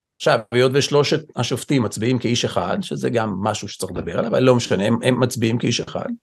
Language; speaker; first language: Hebrew; native; Hebrew